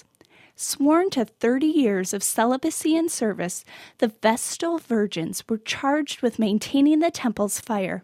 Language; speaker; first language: English; native; English